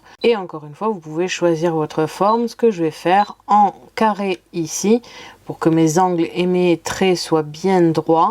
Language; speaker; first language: French; native; French